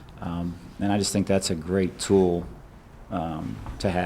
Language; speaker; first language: English; native; English